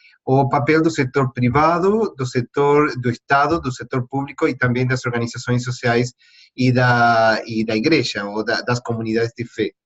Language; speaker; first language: Portuguese; non-native, fluent; Spanish